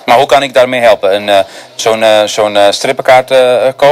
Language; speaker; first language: Dutch; non-native, fluent; Spanish